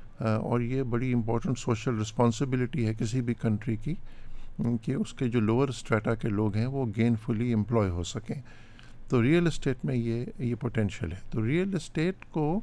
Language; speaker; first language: Urdu; native; Urdu